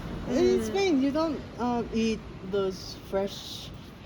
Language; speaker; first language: English; non-native, learner; Japanese